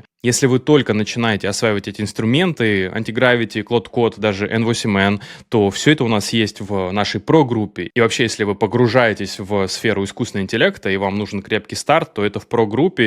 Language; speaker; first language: Russian; native; Russian